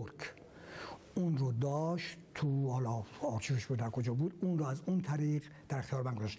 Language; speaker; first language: Persian; native; Persian